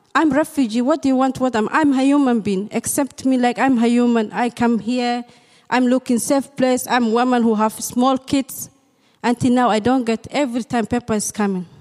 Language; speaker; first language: English; non-native, fluent; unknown